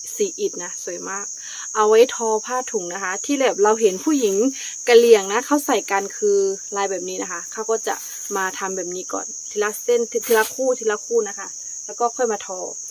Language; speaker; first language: Thai; non-native, local second language; Karen languages